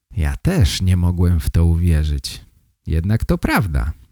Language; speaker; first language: Polish; native; Polish